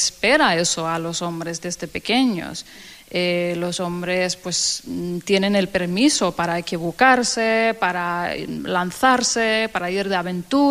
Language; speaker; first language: Spanish; non-native, fluent; Danish